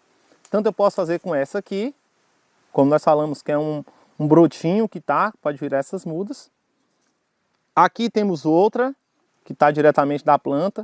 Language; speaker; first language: Portuguese; native; Portuguese